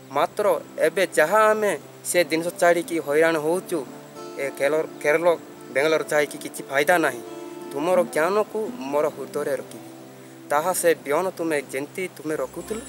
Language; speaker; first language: Odia; non-native, local second language; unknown